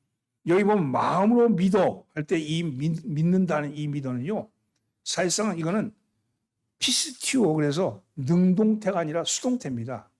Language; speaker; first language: Korean; native; Korean